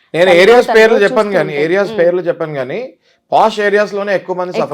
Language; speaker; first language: Telugu; native; Telugu